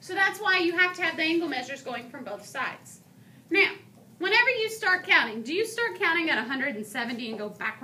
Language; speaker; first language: English; native; English